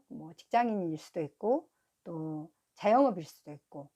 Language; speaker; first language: Korean; native; Korean